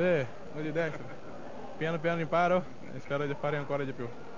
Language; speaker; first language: Italian; non-native, learner; Portuguese